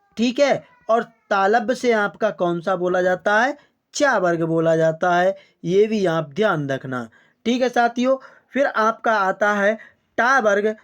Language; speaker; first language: Hindi; native; Hindi